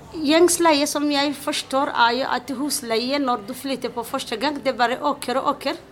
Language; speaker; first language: Norwegian; non-native, fluent; Somali